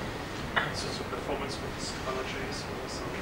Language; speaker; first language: German; native; German